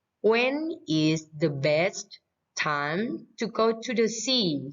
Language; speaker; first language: English; non-native, fluent; Thai